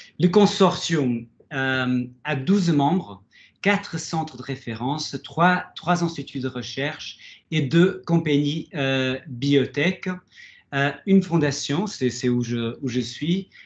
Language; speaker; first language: French; non-native, fluent; Portuguese